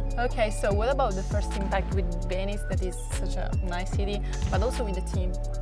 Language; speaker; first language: English; non-native, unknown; Italian